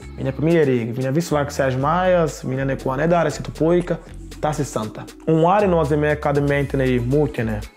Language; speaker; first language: Latvian; non-native, learner; Portuguese